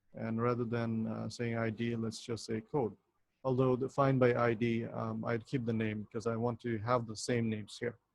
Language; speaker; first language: English; non-native, local second language; Bangla